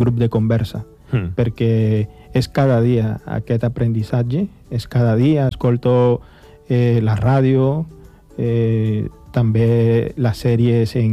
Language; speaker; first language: Catalan; non-native, fluent; Spanish